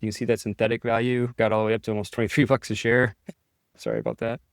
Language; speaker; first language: English; native; English